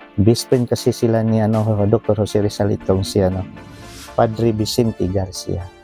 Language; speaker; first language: Filipino; native; Filipino